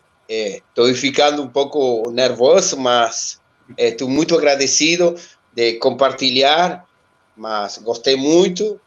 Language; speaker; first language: Portuguese; non-native, learner; Spanish